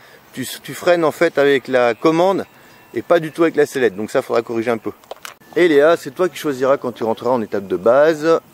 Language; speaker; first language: French; native; French